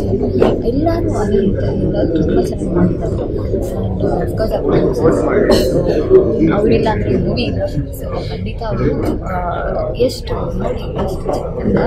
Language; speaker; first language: Kannada; non-native, local second language; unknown